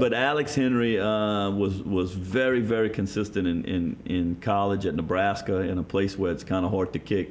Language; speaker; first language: English; native; English